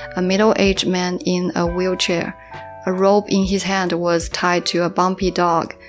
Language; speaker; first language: English; non-native, fluent; Chinese